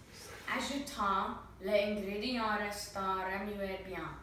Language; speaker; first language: French; non-native, learner; English